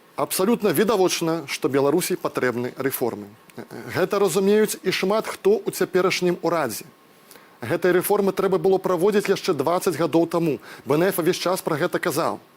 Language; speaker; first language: Belarusian; non-native, local second language; Russian